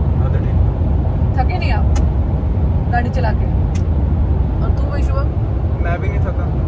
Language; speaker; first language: Hindi; native; Hindi